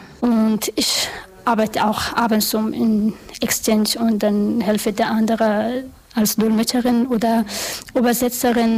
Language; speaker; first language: German; non-native, learner; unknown